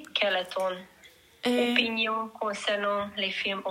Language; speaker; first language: French; non-native, learner; Hungarian